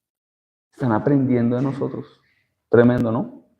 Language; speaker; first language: Spanish; native; Spanish